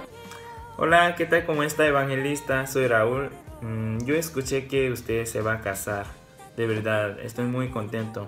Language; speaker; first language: Spanish; non-native, fluent; Korean